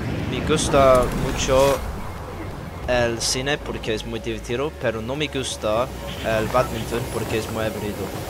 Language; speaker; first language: Spanish; non-native, learner; English